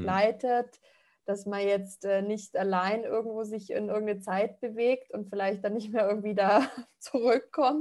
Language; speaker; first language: German; native; German